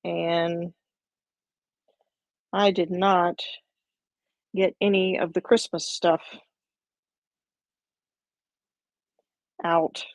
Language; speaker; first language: English; native; English